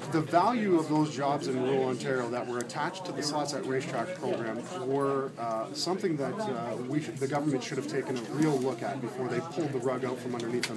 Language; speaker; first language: English; native; English